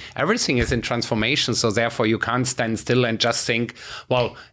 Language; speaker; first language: English; non-native, fluent; German